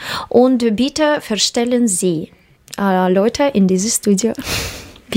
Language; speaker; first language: German; non-native, learner; Russian